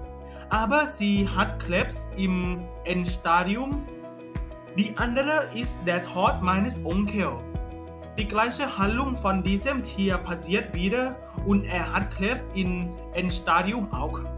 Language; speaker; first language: German; non-native, learner; Thai